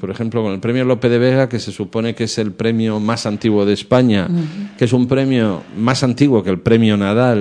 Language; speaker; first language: Spanish; native; Spanish